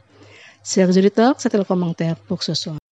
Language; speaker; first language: French; non-native, fluent; Indonesian